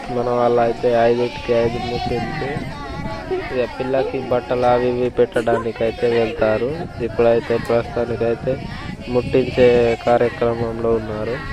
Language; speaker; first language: Telugu; non-native, local second language; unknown